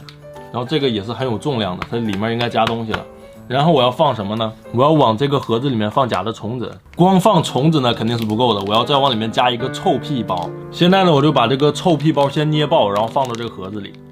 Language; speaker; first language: Chinese; native; Chinese